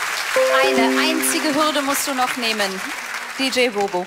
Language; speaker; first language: German; native; German